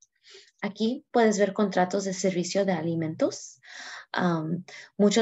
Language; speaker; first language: Spanish; early bilingual, heritage; Spanish